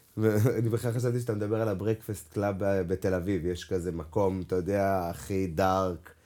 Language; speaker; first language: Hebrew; native; Hebrew